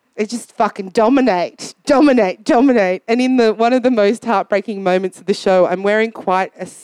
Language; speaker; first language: English; native; English